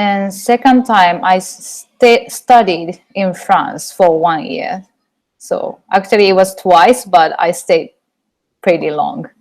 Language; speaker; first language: English; non-native, fluent; Japanese